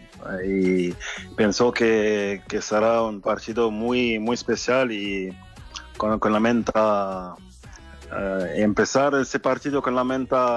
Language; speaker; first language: Spanish; non-native, fluent; French